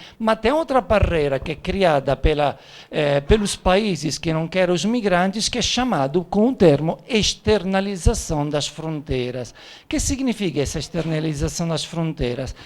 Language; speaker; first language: Portuguese; non-native, fluent; Italian